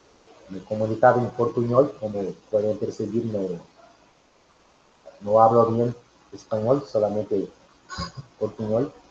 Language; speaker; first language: Spanish; non-native, learner; Portuguese